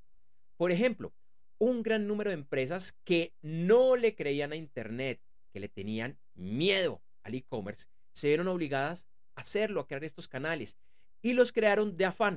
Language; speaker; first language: Spanish; native; Spanish